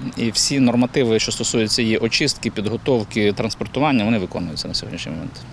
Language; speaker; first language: Ukrainian; native; Ukrainian